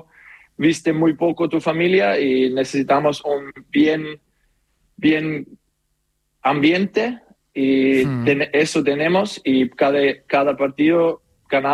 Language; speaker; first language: Spanish; non-native, learner; German